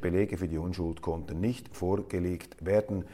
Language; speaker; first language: German; native; German